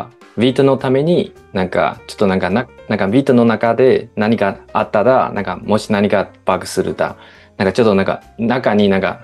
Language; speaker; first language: Japanese; non-native, learner; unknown